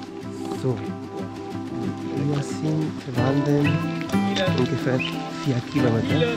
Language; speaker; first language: German; non-native, learner; Spanish